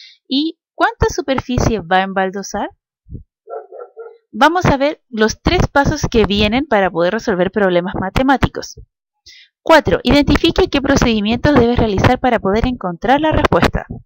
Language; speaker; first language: Spanish; native; Spanish